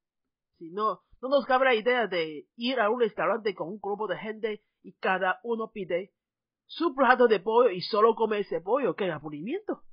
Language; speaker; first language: Spanish; non-native, fluent; Chinese